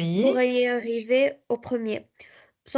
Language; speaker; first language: French; non-native, learner; Arabic